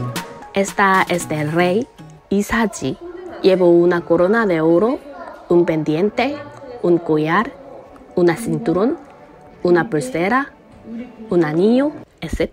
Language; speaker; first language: Spanish; non-native, learner; Korean